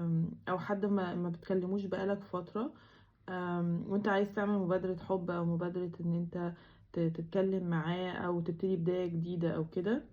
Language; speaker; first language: Arabic; native; Arabic